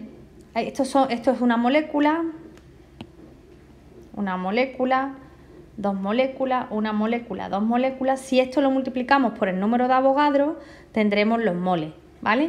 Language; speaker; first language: Spanish; native; Spanish